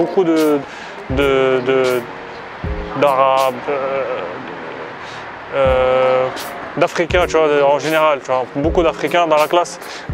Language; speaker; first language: French; early bilingual, other home language; Arabic